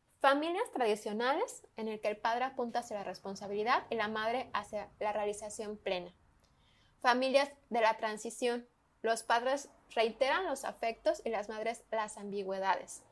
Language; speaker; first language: Spanish; native; Spanish